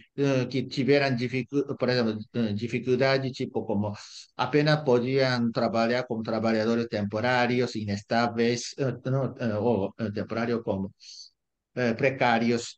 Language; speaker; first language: Portuguese; non-native, fluent; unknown